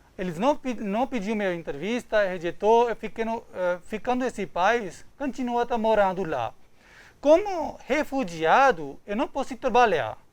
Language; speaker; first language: Portuguese; non-native, learner; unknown